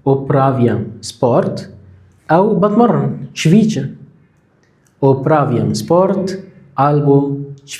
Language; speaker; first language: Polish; non-native, learner; Arabic